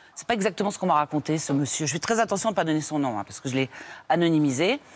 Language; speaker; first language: French; native; French